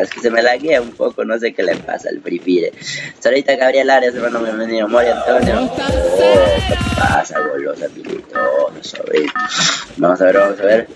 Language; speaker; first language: Spanish; native; Spanish